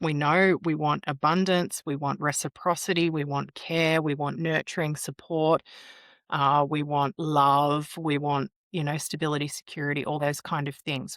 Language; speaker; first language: English; native; English